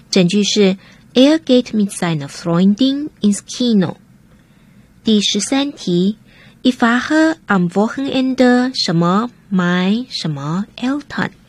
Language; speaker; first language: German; non-native, fluent; Chinese